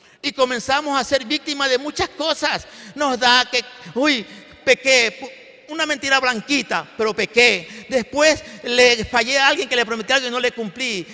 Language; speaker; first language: Spanish; native; Spanish